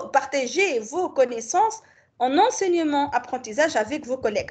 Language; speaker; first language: French; non-native, local second language; Arabic